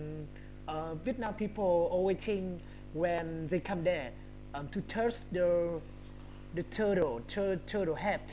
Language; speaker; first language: English; non-native, learner; Vietnamese